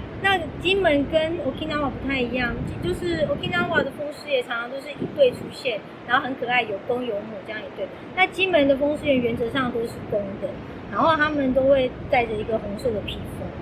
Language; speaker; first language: Chinese; native; Chinese